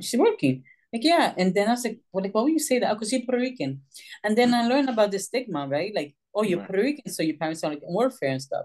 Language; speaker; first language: English; early bilingual, other home language; Spanish